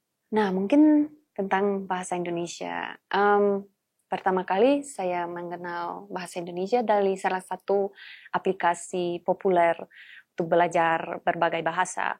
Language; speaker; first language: Indonesian; non-native, fluent; Polish